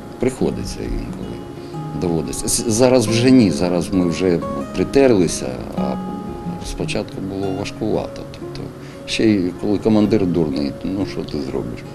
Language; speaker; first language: Ukrainian; non-native, local second language; Russian